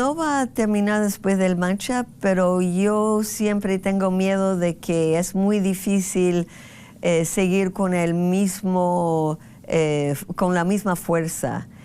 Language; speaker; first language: Spanish; non-native, fluent; English